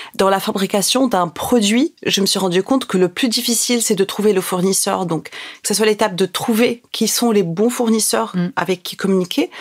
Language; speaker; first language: French; non-native, local second language; Arabic